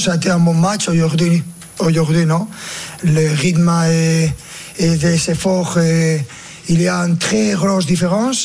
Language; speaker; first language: French; non-native, fluent; Spanish